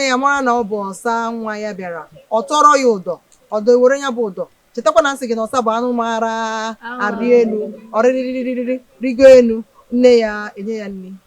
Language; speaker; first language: Igbo; native; Igbo